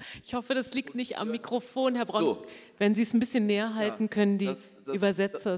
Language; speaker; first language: German; native; German